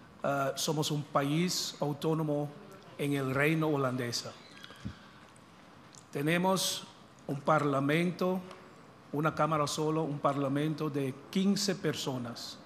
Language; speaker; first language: Spanish; non-native, fluent; English